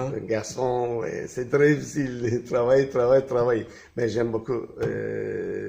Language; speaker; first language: French; non-native, learner; Turkish